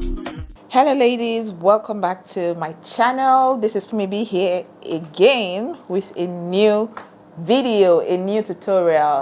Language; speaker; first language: English; native; English